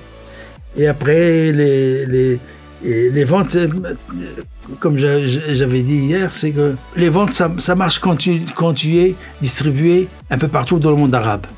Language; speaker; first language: French; non-native, local second language; Arabic